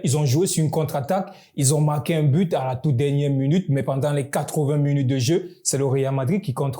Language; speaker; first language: French; native; French